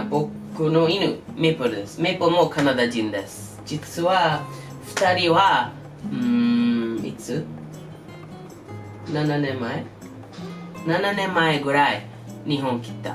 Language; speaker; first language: Japanese; non-native, learner; English